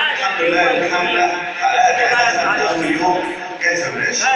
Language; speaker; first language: Arabic; native; Arabic